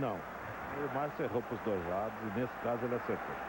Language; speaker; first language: Portuguese; native; Portuguese